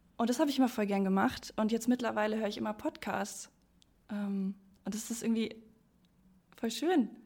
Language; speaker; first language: German; native; German